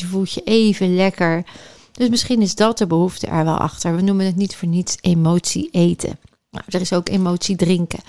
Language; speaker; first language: Dutch; native; Dutch